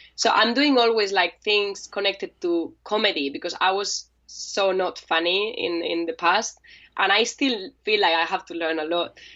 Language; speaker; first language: English; non-native, fluent; Spanish